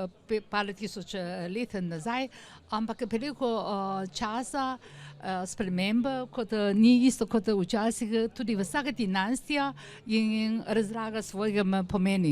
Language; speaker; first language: Slovenian; non-native, learner; Chinese